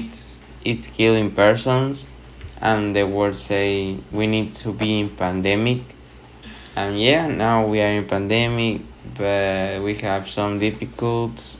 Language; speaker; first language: English; non-native, learner; Spanish